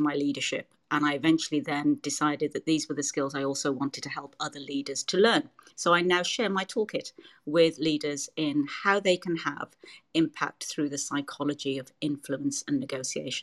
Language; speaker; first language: English; native; English